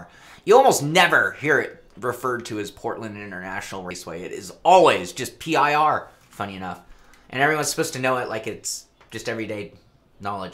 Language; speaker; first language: English; native; English